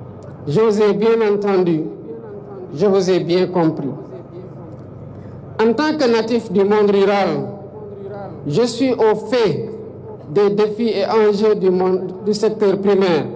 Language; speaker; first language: French; non-native, local second language; Wolof